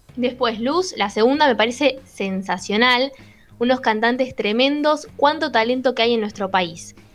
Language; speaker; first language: Spanish; native; Spanish